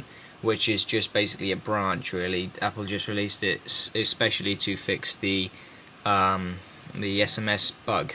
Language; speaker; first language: English; native; English